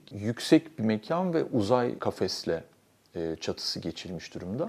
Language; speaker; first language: Turkish; native; Turkish